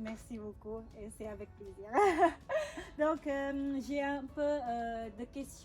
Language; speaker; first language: French; non-native, learner; Indonesian